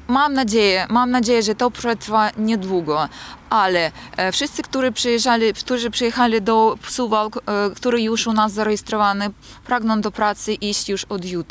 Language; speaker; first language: Polish; non-native, fluent; Ukrainian